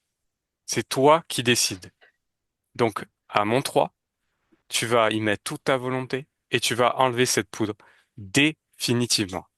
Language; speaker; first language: French; native; French